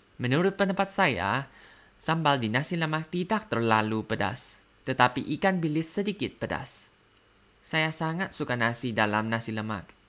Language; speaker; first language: Indonesian; non-native, learner; Thai